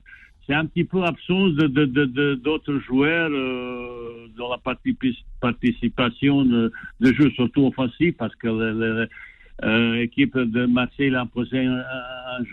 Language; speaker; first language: French; non-native, fluent; Bosnian